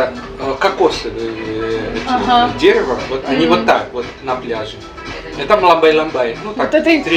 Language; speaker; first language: Russian; non-native, fluent; Indonesian